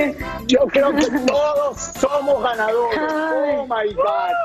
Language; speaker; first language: Spanish; native; Spanish